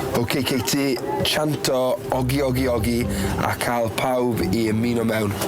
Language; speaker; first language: Welsh; native; Welsh